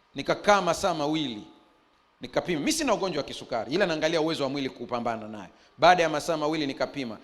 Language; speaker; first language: Swahili; native; Swahili